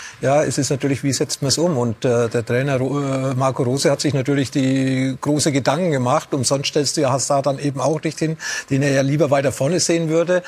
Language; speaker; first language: German; native; German